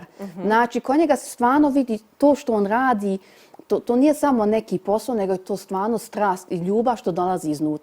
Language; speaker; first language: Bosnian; early bilingual, heritage; Bosnian